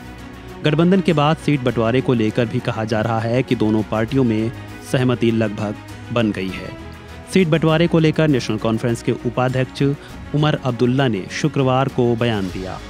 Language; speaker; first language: Hindi; native; Hindi